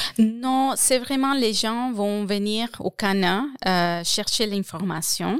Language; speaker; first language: French; non-native, fluent; Spanish